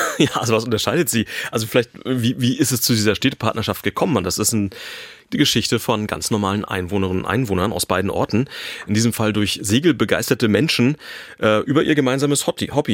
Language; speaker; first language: German; native; German